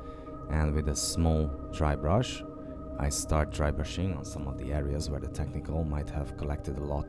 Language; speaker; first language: English; non-native, fluent; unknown